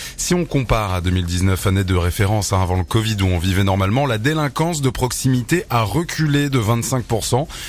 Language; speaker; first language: French; native; French